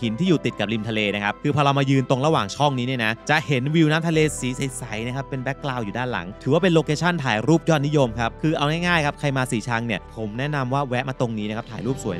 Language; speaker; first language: Thai; native; Thai